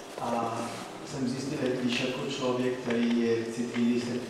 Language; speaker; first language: Czech; non-native, learner; Italian